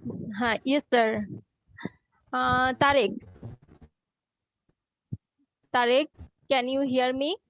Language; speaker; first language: English; non-native, learner; Bangla